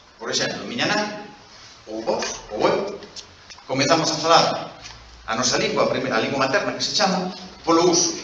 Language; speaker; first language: Galician; non-native, local second language; Spanish